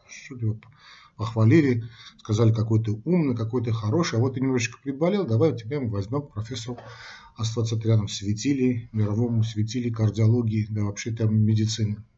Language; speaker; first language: Russian; non-native, local second language; Armenian